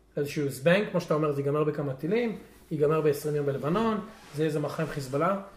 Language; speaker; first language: Hebrew; native; Hebrew